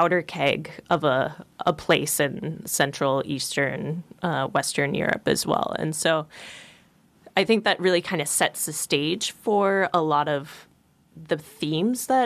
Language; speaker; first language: English; native; English